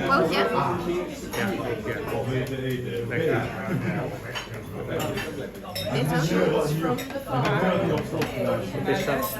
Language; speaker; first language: Dutch; native; Dutch